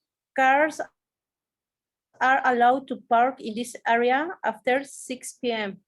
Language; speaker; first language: English; non-native, learner; Spanish